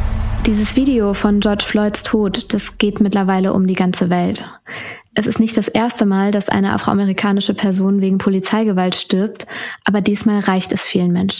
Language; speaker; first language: German; native; German